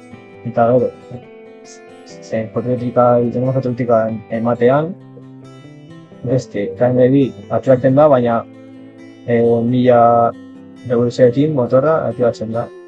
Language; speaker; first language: Basque; non-native, local second language; Spanish